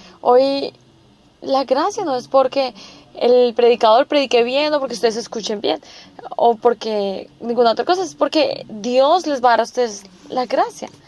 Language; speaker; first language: Spanish; non-native, fluent; Korean